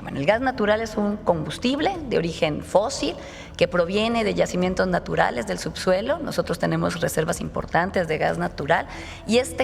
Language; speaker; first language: Spanish; native; Spanish